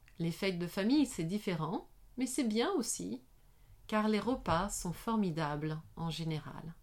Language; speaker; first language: French; non-native, learner; English